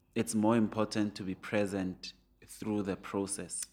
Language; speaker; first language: English; non-native, local second language; Venda